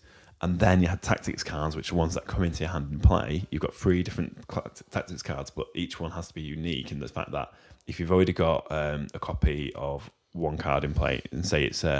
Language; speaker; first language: English; native; English